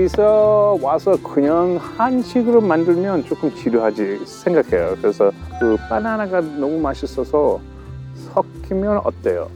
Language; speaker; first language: Korean; early bilingual, heritage; English